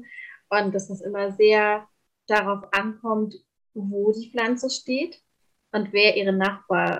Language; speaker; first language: German; native; German